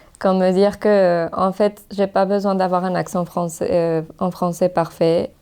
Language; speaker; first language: French; non-native, fluent; Spanish